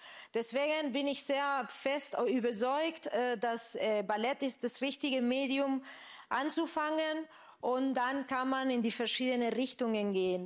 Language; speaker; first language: German; non-native, fluent; Spanish